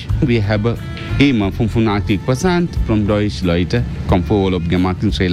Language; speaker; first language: German; non-native, learner; Sinhala